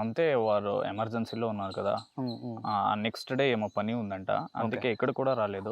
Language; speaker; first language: Telugu; non-native, learner; Kannada